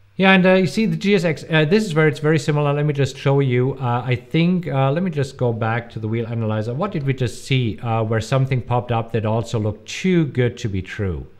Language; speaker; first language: English; non-native, fluent; German